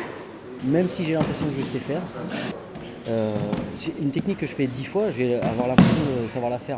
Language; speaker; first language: French; native; French